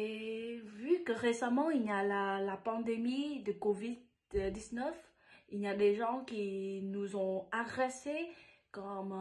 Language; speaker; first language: French; non-native, fluent; Vietnamese